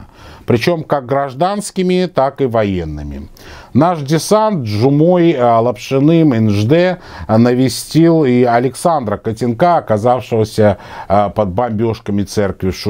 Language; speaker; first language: Russian; native; Russian